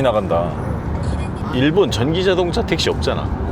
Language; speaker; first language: Korean; native; Korean